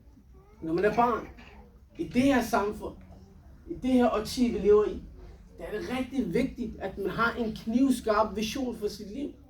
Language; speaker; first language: Danish; early bilingual, other home language; Somali